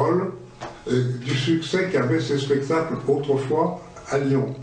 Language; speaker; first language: French; native; French